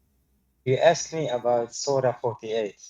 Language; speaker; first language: English; non-native, learner; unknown